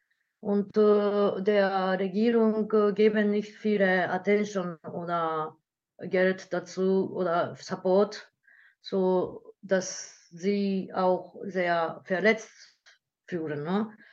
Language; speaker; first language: German; non-native, learner; Japanese